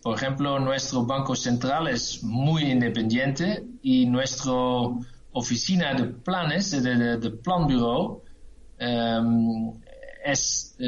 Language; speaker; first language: Spanish; non-native, learner; Dutch